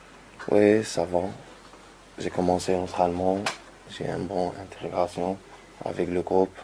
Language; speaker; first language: French; non-native, learner; Arabic